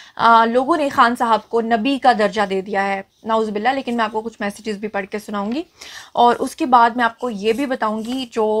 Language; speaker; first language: Urdu; native; Urdu